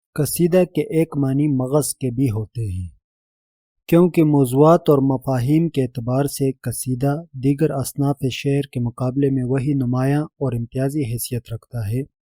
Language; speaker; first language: Urdu; native; Urdu